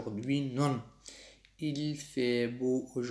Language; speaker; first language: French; non-native, learner; Pashto